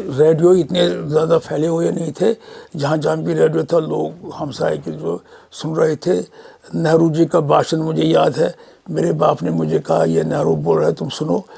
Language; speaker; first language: Urdu; non-native, local second language; Kashmiri